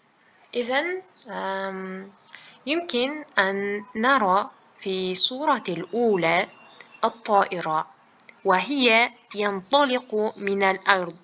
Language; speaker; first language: Arabic; non-native, fluent; Uzbek